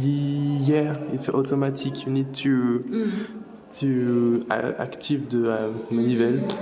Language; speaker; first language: English; non-native, learner; French